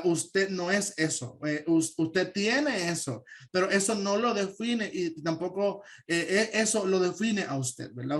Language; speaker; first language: Spanish; native; Spanish